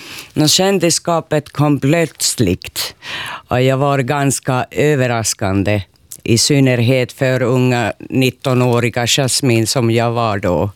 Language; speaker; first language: Swedish; non-native, local second language; Finnish